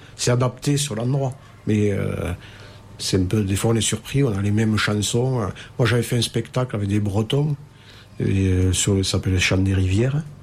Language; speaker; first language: French; native; French